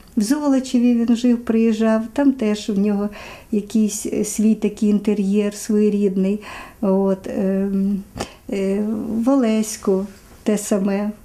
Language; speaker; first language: Ukrainian; native; Ukrainian